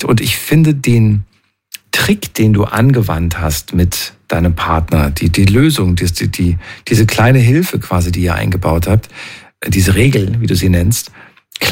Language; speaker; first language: German; native; German